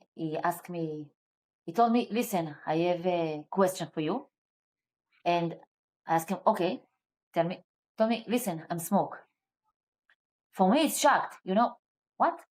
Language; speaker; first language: English; non-native, learner; Hebrew